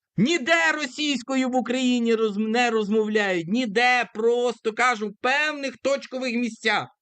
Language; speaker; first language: Ukrainian; native; Ukrainian